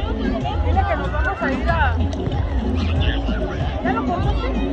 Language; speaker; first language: Spanish; native; Spanish